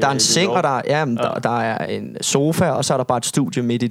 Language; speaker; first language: Danish; native; Danish